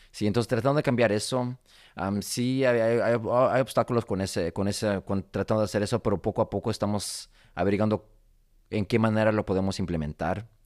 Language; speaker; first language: Spanish; early bilingual, heritage; Spanish